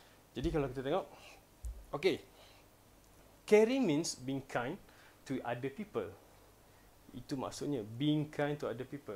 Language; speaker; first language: English; non-native, local second language; Malay